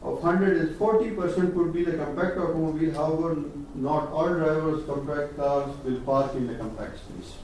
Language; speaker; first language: English; non-native, local second language; Urdu